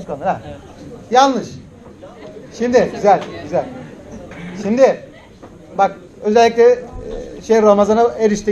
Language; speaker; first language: Turkish; native; Turkish